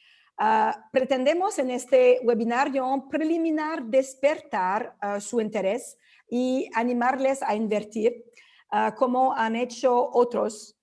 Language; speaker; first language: Spanish; non-native, fluent; French